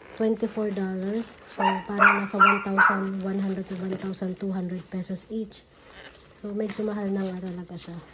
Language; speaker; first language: Filipino; non-native, local second language; Bikol